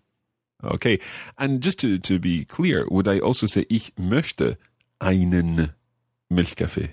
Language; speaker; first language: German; non-native, learner; English